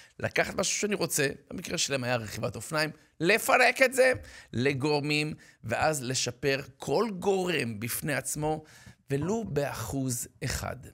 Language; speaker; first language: Hebrew; native; Hebrew